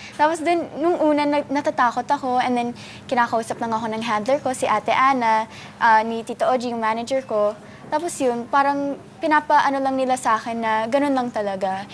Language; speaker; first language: Filipino; early bilingual, other home language; English